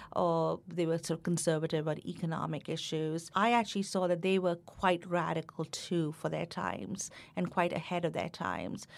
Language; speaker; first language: English; non-native, local second language; Hindi